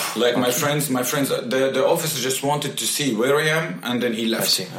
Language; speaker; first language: English; non-native, fluent; Arabic